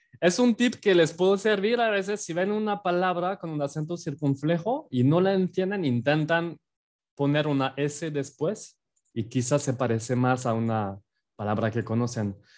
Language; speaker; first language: Spanish; non-native, fluent; French